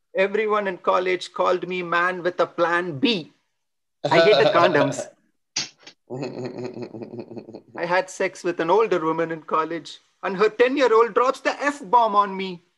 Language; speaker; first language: English; non-native, local second language; Tamil